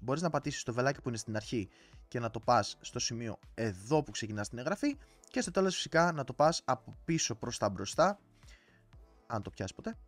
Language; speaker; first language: Greek; native; Greek